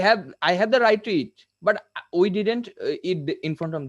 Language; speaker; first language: English; non-native, local second language; Bangla